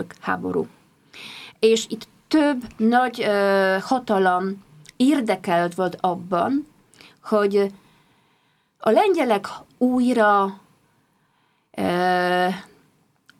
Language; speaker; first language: Hungarian; non-native, fluent; Polish